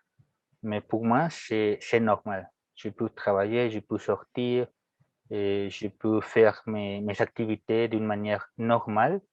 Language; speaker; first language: French; non-native, fluent; Spanish